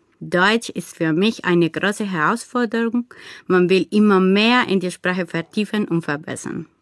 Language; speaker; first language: German; non-native, fluent; Spanish